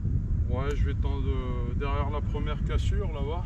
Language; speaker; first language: French; native; French